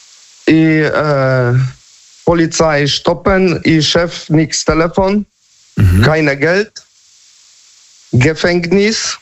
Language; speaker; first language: German; non-native, learner; Polish